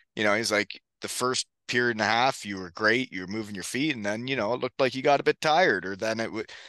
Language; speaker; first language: English; native; English